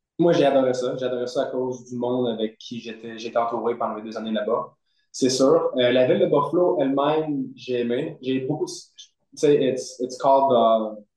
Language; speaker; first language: French; native; French